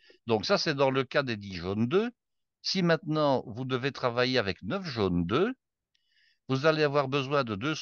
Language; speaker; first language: French; native; French